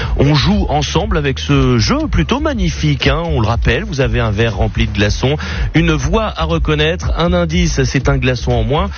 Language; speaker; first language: French; native; French